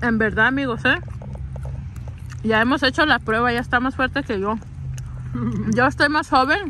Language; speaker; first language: Spanish; early bilingual, heritage; Spanish